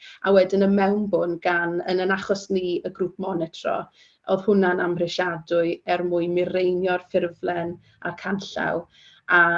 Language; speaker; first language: Welsh; native; Welsh